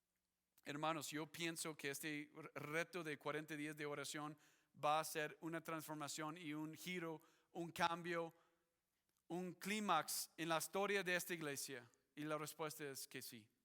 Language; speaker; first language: Spanish; non-native, fluent; English